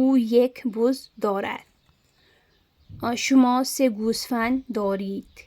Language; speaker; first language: Persian; non-native, learner; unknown